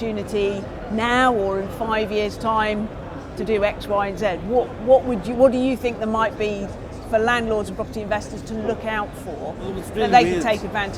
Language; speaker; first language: English; native; English